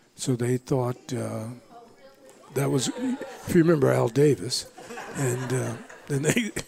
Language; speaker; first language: English; native; English